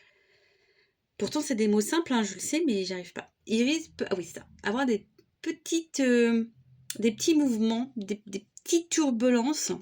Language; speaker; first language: French; native; French